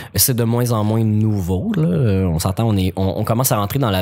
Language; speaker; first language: French; native; French